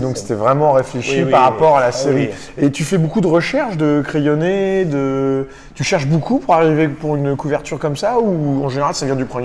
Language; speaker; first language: French; native; French